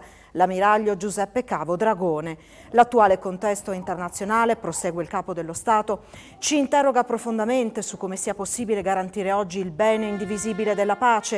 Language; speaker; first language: Italian; native; Italian